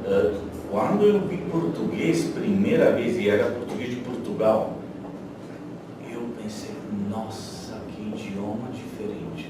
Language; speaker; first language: Portuguese; non-native, fluent; Slovenian